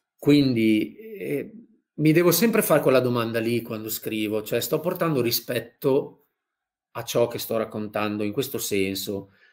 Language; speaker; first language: Italian; native; Italian